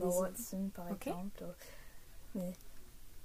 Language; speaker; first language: French; early bilingual, heritage; English